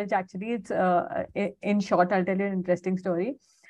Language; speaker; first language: English; non-native, local second language; Hindi